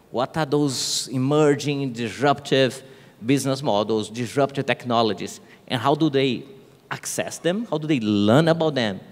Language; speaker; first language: English; non-native, fluent; Portuguese